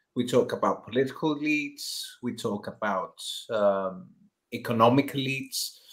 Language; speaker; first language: English; non-native, fluent; Greek